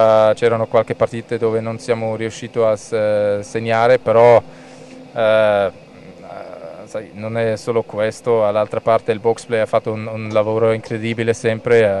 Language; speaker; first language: Italian; non-native, local second language; German